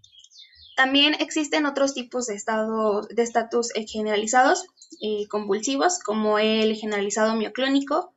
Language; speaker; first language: Spanish; native; Spanish